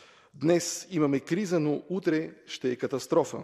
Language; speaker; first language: Bulgarian; native; Bulgarian